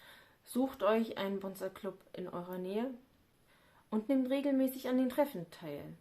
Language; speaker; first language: German; native; German